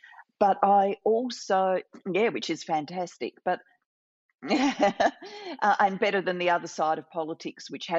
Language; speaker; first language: English; native; English